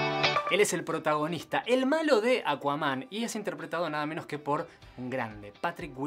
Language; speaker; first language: Spanish; native; Spanish